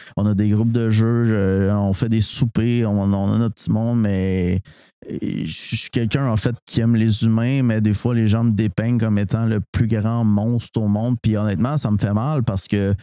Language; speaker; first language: French; native; French